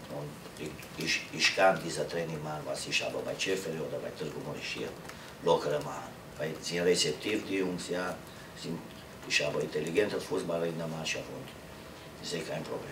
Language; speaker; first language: German; non-native, learner; Romanian